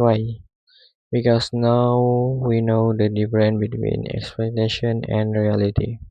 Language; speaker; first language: English; non-native, learner; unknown